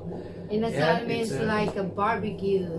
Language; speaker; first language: English; non-native, learner; Filipino